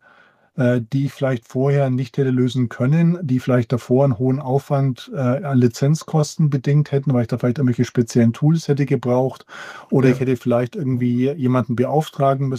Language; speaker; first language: German; native; German